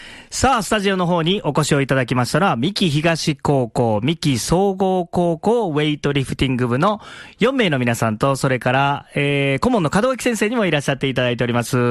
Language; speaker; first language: Japanese; native; Japanese